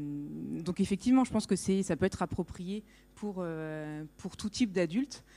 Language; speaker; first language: French; native; French